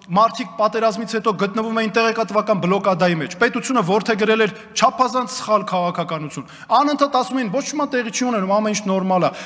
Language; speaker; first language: Armenian; native; Armenian